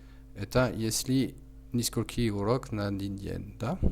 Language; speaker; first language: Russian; non-native, learner; French